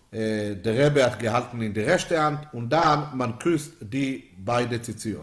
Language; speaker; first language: German; non-native, fluent; Yiddish